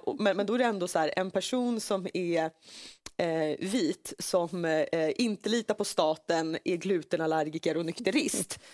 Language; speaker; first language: Swedish; native; Swedish